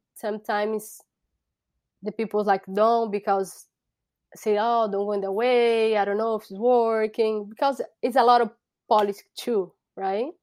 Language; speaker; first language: English; non-native, learner; Portuguese